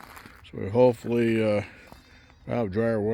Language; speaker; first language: English; native; English